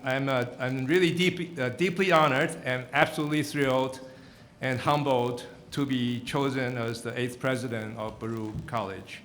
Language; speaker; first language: English; non-native, fluent; Chinese